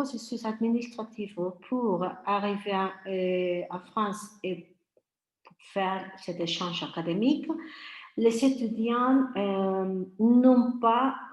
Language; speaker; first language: French; non-native, fluent; Spanish